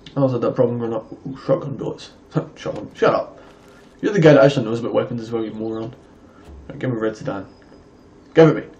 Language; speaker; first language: English; native; English